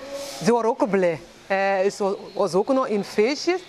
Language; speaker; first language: Dutch; non-native, learner; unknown